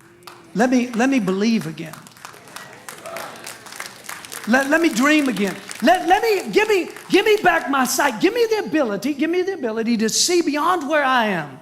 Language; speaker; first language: English; native; English